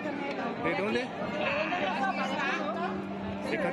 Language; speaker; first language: Spanish; non-native, learner; Chinese